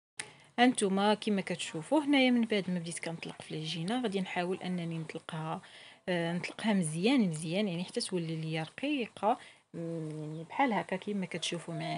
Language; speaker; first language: Arabic; native; Arabic